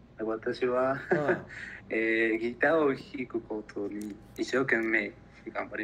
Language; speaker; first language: Japanese; non-native, learner; Spanish